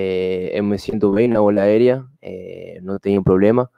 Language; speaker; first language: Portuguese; non-native, fluent; Spanish